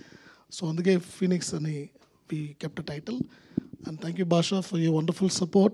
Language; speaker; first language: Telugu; non-native, learner; Tamil